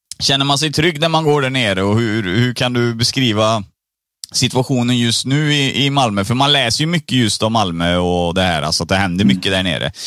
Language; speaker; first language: Swedish; early bilingual, other home language; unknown